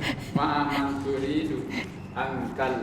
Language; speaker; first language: Arabic; non-native, learner; Indonesian